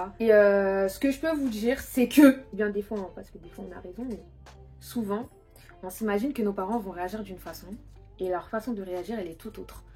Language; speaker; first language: French; early bilingual, other home language; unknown